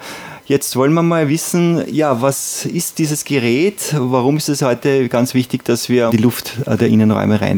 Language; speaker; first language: German; native; German